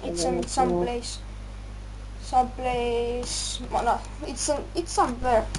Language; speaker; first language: English; non-native, learner; Estonian